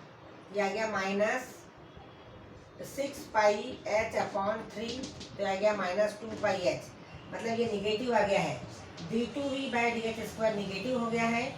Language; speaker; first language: Hindi; native; Hindi